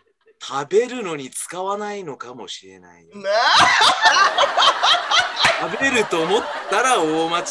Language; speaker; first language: Japanese; native; Japanese